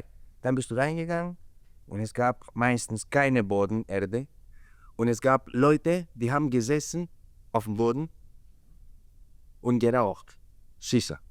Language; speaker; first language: German; non-native, learner; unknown